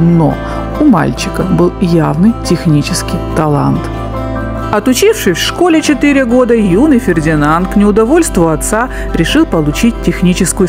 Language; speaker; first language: Russian; native; Russian